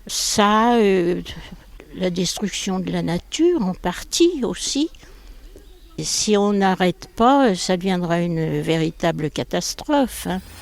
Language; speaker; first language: French; native; French